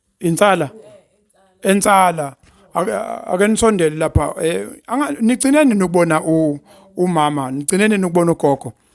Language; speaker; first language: Zulu; native; Zulu